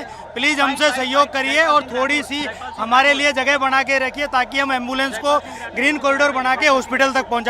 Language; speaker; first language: Hindi; non-native, local second language; Gujarati